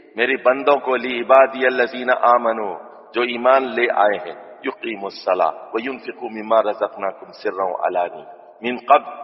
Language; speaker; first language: Urdu; native; Urdu